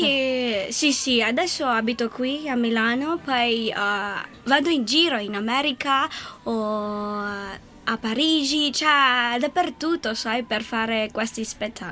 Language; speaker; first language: Italian; non-native, fluent; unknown